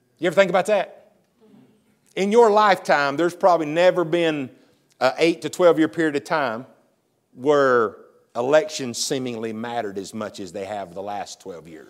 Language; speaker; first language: English; native; English